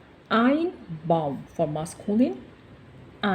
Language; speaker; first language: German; non-native, learner; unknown